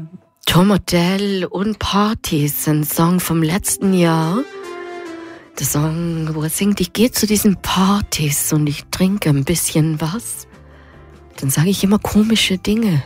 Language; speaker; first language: German; native; German